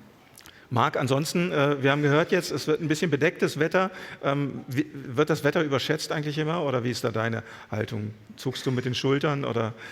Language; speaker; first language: German; native; German